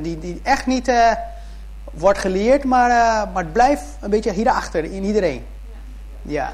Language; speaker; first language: Dutch; early bilingual, heritage; Dutch